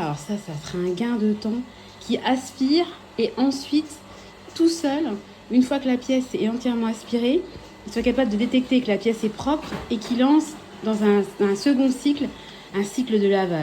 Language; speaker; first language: French; native; French